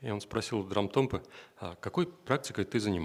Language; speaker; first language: Russian; native; Russian